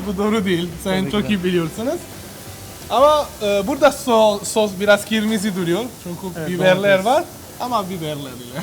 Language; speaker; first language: Turkish; non-native, learner; Italian